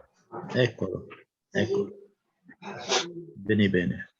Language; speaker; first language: Italian; non-native, learner; Arabic